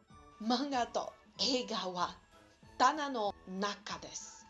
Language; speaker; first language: Japanese; non-native, learner; Portuguese